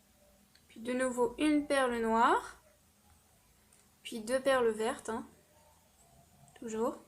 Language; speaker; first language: French; native; French